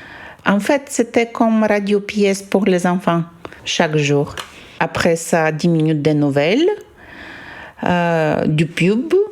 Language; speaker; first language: French; non-native, fluent; Bulgarian